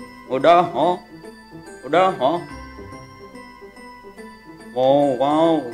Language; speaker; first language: Vietnamese; native; Vietnamese